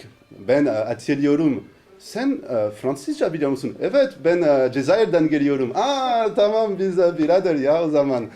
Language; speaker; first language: Turkish; non-native, learner; French